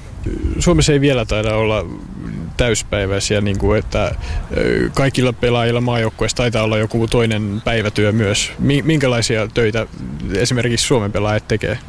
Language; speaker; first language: Finnish; native; Finnish